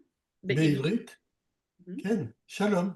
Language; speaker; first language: Hebrew; non-native, learner; French